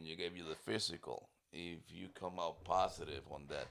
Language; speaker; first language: English; non-native, fluent; Spanish